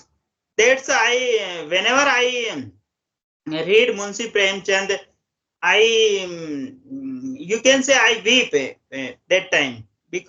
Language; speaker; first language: English; non-native, local second language; Hindi